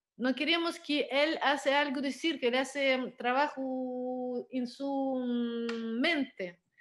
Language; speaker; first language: Spanish; non-native, learner; Russian